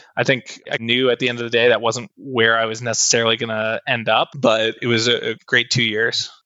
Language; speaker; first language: English; native; English